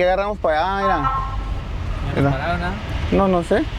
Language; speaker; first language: Spanish; native; Spanish